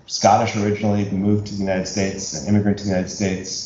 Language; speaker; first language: English; native; English